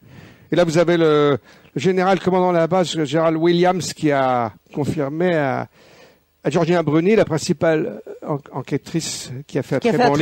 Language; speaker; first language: French; native; French